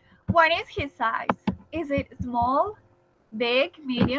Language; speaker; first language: English; non-native, fluent; Spanish